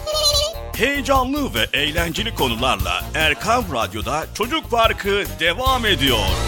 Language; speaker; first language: Turkish; native; Turkish